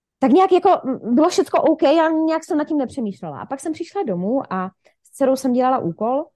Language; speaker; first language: Czech; native; Czech